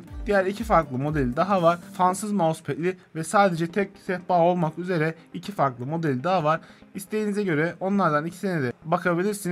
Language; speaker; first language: Turkish; native; Turkish